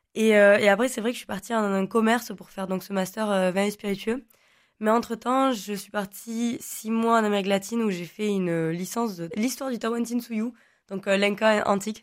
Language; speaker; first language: French; non-native, local second language; Occitan